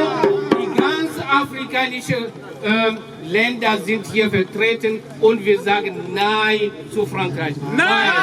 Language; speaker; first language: German; non-native, fluent; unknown